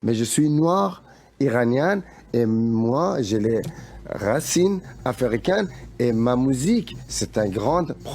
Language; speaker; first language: French; non-native, fluent; Persian